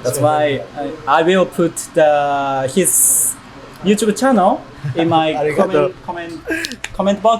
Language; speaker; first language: English; non-native, learner; Japanese